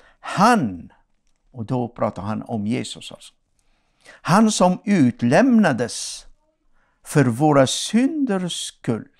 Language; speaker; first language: Swedish; non-native, fluent; Arabic